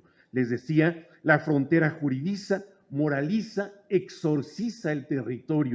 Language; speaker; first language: Spanish; native; Spanish